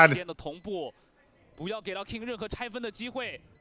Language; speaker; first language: Chinese; native; Chinese